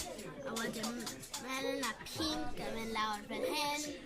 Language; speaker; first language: Welsh; non-native, local second language; English